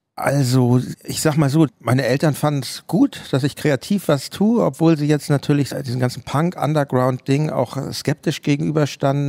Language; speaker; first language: German; native; German